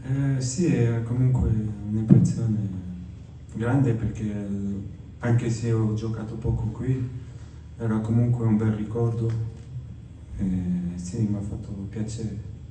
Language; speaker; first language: Italian; non-native, fluent; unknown